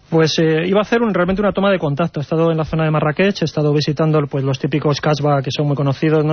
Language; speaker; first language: Spanish; native; Spanish